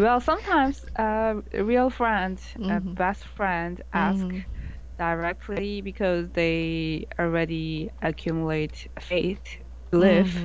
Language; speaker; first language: English; non-native, learner; Korean